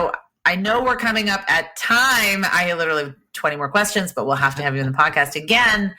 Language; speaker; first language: English; native; English